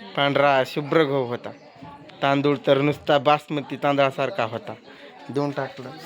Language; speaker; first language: Marathi; native; Marathi